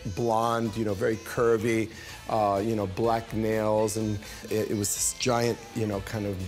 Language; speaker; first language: English; native; English